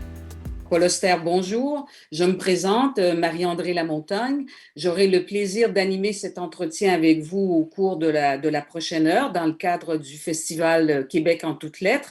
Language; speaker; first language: French; native; French